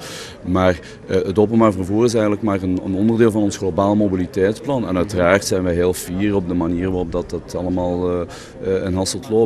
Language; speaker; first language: Dutch; native; Dutch